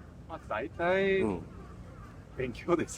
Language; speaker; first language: Japanese; non-native, learner; English